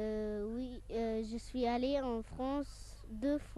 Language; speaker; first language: French; non-native, fluent; Arabic